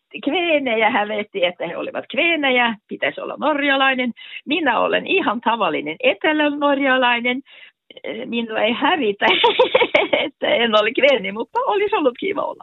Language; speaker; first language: Finnish; non-native, fluent; Norwegian